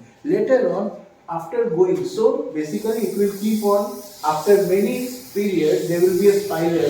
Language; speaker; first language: English; non-native, local second language; Bangla